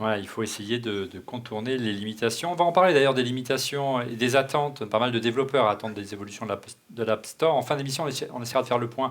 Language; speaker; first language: French; native; French